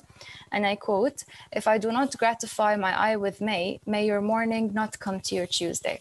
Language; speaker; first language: English; non-native, fluent; Arabic